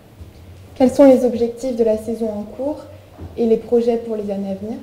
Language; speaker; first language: French; native; French